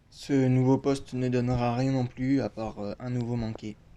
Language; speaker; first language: French; native; French